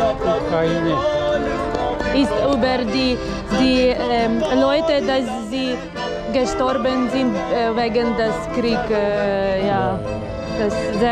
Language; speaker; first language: German; non-native, learner; Spanish